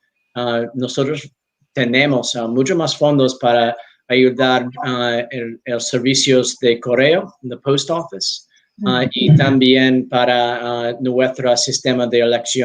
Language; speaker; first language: Spanish; non-native, learner; English